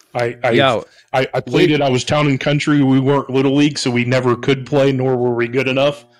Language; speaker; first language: English; native; English